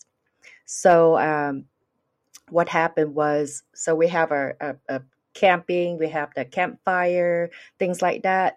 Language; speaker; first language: English; non-native, fluent; Thai